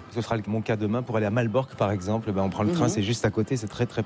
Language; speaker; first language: French; native; French